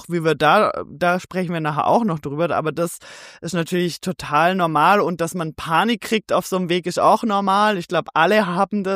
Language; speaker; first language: German; native; German